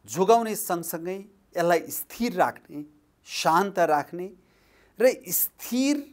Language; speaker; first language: Nepali; native; Nepali